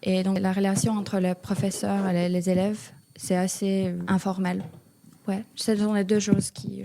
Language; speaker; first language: French; non-native, fluent; Finnish